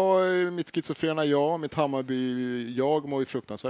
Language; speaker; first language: Swedish; native; Swedish